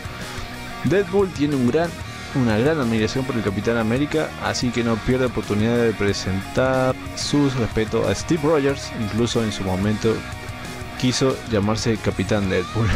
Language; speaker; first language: Spanish; native; Spanish